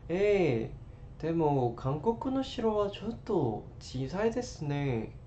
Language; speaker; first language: Japanese; non-native, learner; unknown